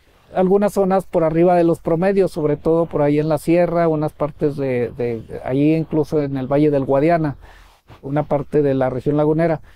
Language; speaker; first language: Spanish; native; Spanish